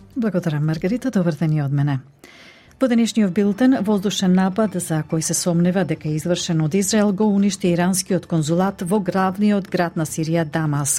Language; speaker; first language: Macedonian; native; Macedonian